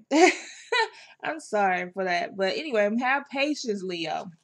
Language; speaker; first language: English; native; English